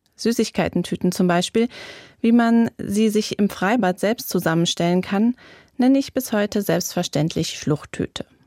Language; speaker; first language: German; native; German